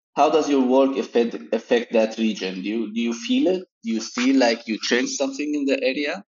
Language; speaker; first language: English; non-native, fluent; Arabic